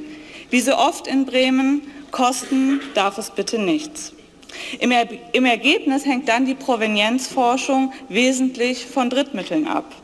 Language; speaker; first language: German; native; German